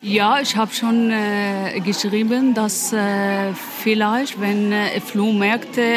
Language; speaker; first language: German; non-native, learner; Arabic